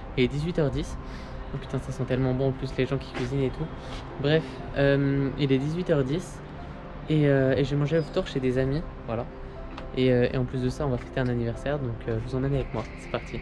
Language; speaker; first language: French; native; French